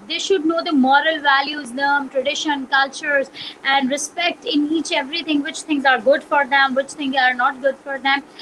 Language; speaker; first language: English; non-native, local second language; Punjabi